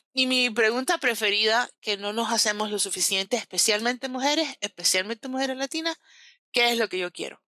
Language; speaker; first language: Spanish; early bilingual, heritage; Spanish